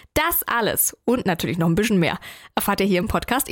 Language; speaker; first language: German; native; German